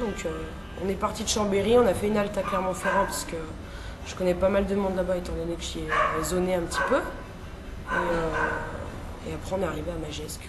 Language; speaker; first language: French; native; French